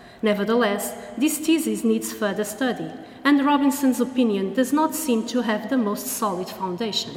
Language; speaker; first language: English; non-native, fluent; Portuguese